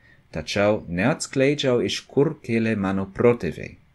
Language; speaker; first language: Lithuanian; non-native, fluent; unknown